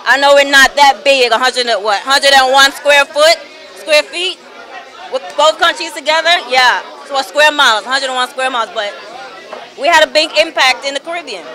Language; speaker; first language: English; native; English